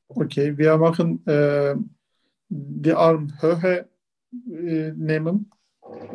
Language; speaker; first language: German; non-native, learner; Turkish